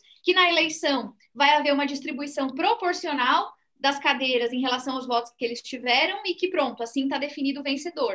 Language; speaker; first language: Portuguese; native; Portuguese